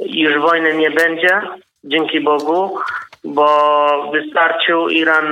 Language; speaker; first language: Polish; non-native, learner; Kurdish